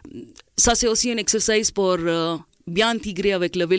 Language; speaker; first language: French; non-native, fluent; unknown